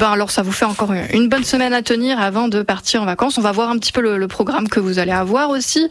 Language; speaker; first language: French; native; French